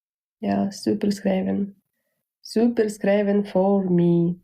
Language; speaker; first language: Dutch; non-native, learner; Russian